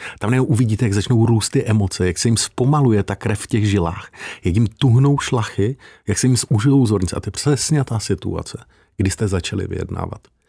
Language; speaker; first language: Czech; native; Czech